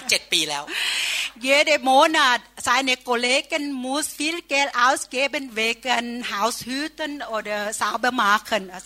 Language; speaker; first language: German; non-native, learner; Thai